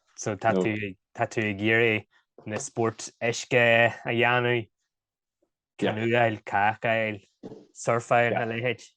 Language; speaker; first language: Irish; native; Irish